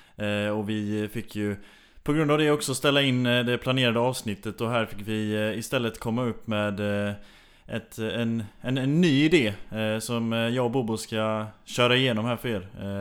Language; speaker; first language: Swedish; native; Swedish